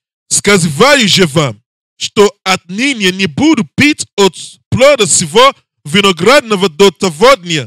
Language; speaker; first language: Russian; non-native, learner; English